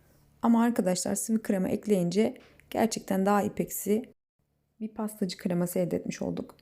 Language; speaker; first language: Turkish; native; Turkish